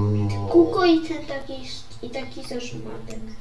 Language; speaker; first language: Polish; early bilingual, heritage; Polish